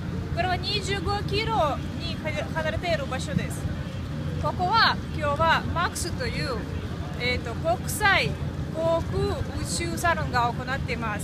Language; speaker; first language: Japanese; non-native, fluent; Russian